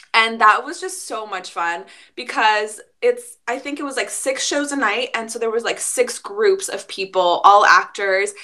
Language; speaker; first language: English; early bilingual, other home language; Spanish